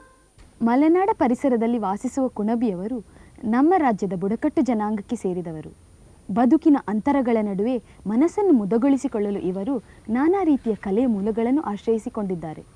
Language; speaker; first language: Kannada; native; Kannada